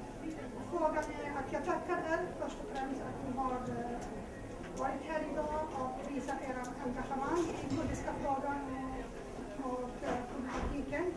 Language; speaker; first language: Swedish; non-native, local second language; Kurdish